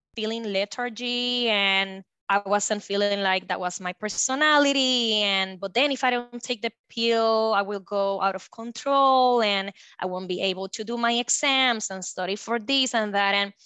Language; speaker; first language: English; non-native, fluent; Spanish